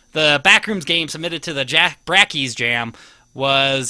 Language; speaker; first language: English; native; English